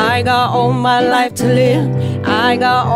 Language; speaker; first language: English; non-native, local second language; Filipino